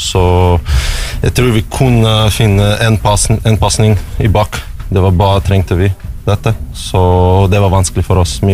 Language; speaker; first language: Norwegian; non-native, learner; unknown